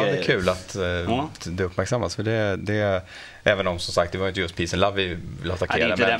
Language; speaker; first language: Swedish; native; Swedish